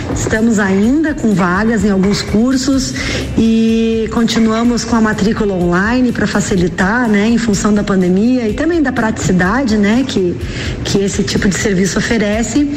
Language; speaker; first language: Portuguese; native; Portuguese